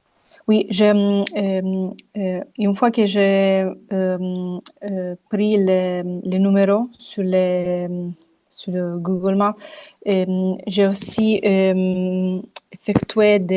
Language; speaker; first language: French; non-native, fluent; Italian